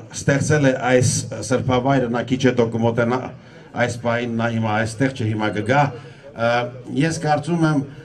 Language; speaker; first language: Armenian; native; Armenian